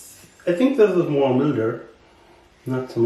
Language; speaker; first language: English; non-native, learner; German